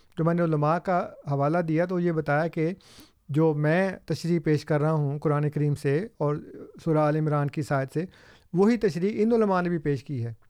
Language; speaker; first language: Urdu; non-native, local second language; Punjabi